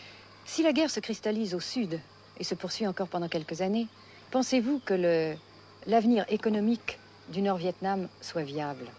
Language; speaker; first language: French; native; French